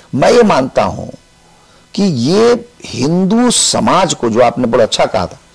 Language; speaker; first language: Hindi; native; Hindi